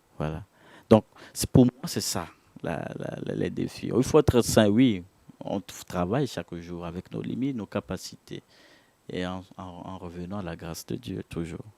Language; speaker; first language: French; non-native, local second language; Ewe